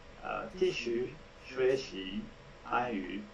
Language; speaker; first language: Chinese; non-native, learner; French